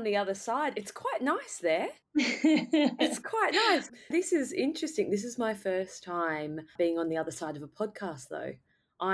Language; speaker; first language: English; native; English